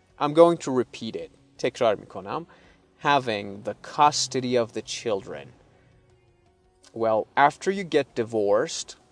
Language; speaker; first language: English; non-native, fluent; Persian